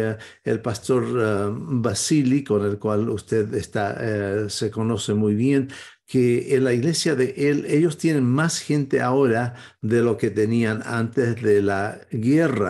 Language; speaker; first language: Spanish; non-native, fluent; English